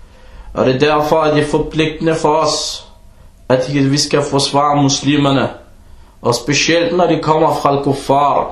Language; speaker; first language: Danish; early bilingual, other home language; Arabic